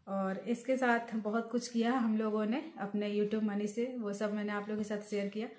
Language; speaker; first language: Hindi; native; Hindi